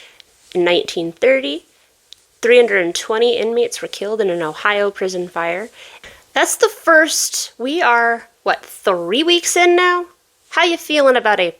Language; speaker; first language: English; native; English